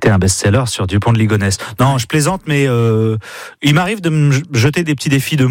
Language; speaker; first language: French; native; French